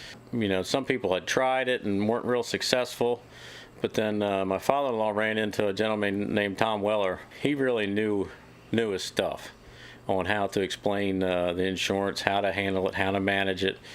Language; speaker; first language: English; native; English